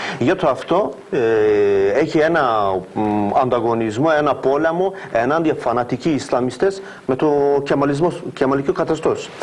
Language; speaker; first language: Greek; non-native, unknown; Turkish